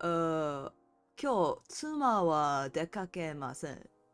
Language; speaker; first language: Japanese; non-native, learner; English